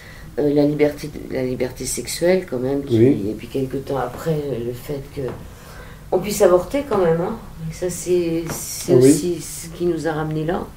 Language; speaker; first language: French; native; French